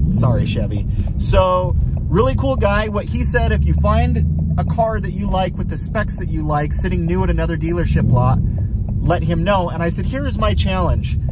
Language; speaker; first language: English; native; English